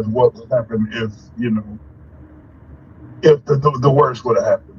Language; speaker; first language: English; native; English